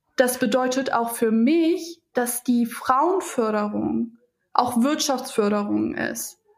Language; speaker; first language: German; early bilingual, other home language; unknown